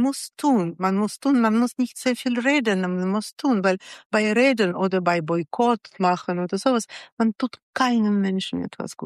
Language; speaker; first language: German; non-native, fluent; Russian